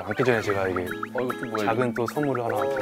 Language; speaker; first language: Korean; early bilingual, heritage; Korean